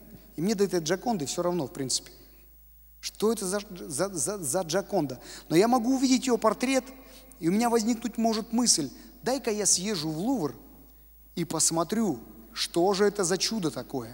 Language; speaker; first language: Russian; native; Russian